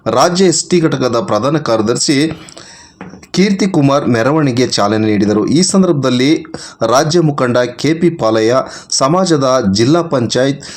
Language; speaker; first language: Kannada; native; Kannada